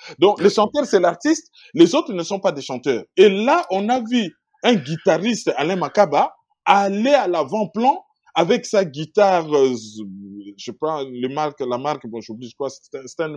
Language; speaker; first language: French; non-native, local second language; Lingala